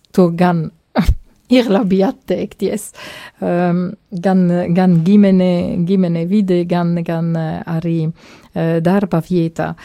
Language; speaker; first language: Latvian; non-native, fluent; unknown